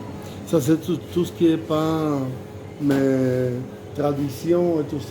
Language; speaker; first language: French; non-native, fluent; Spanish